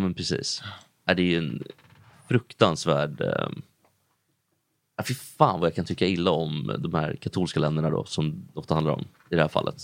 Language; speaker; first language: Swedish; native; Swedish